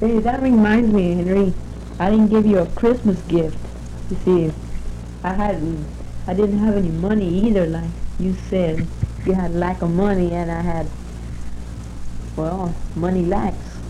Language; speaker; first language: English; early bilingual, other home language; Spanish